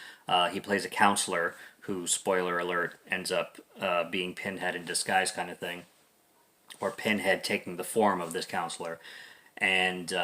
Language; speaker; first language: English; native; English